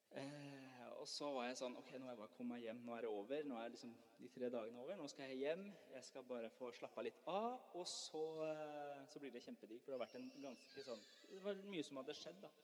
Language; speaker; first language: Norwegian; early bilingual, other home language; Persian